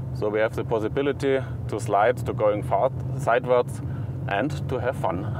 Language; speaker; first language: English; non-native, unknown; German